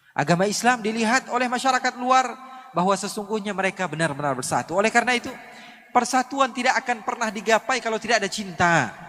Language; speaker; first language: Indonesian; native; Indonesian